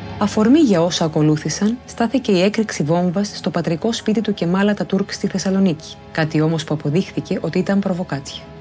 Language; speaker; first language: Greek; native; Greek